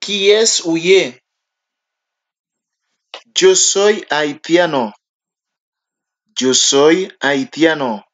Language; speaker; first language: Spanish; non-native, learner; Haitian Creole